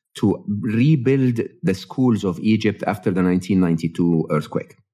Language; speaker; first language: English; non-native, fluent; Arabic